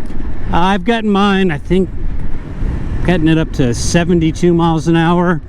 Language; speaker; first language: English; native; English